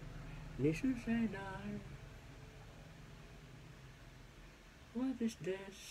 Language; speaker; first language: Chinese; non-native, learner; Cebuano